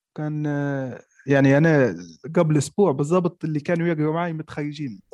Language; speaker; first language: Arabic; native; Arabic